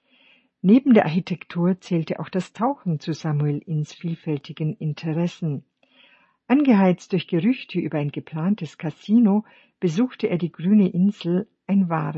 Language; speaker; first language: German; native; German